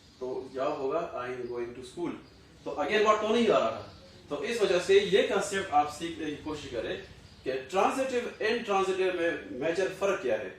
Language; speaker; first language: Urdu; non-native, local second language; Pashto